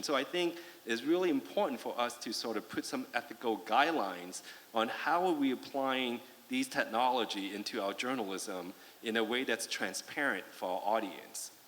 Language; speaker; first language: English; non-native, fluent; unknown